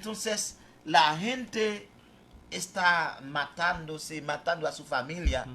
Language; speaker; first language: Spanish; non-native, fluent; Haitian Creole